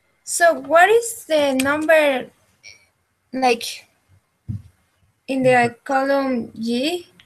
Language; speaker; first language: English; non-native, learner; Spanish